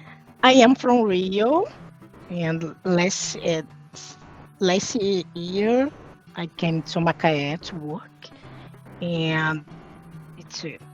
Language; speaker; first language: English; non-native, learner; Portuguese